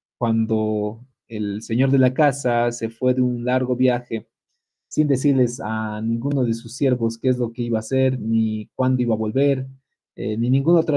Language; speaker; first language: Spanish; native; Spanish